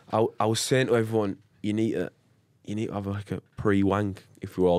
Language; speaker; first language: English; native; English